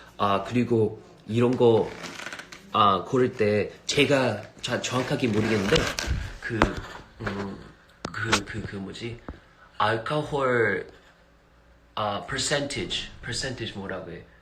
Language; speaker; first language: Korean; non-native, fluent; English